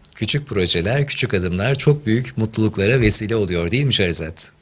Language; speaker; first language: Turkish; native; Turkish